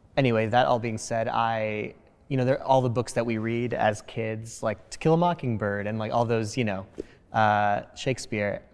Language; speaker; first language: English; early bilingual, other home language; Spanish